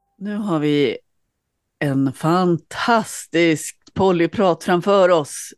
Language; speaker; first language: Swedish; native; Swedish